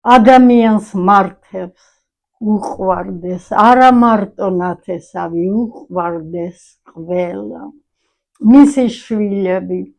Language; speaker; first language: Georgian; non-native, local second language; Mingrelian